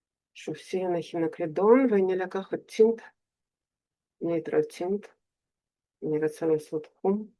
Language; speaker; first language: Hebrew; non-native, fluent; Russian